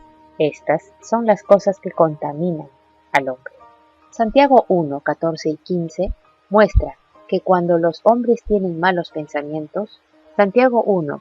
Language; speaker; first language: Spanish; native; Spanish